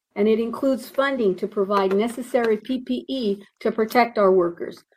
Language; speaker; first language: English; early bilingual, other home language; Spanish